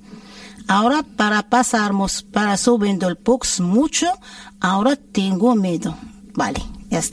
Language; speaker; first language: Spanish; non-native, learner; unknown